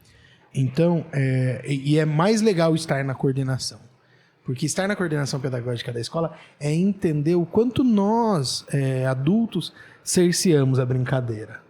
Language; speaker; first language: Portuguese; native; Portuguese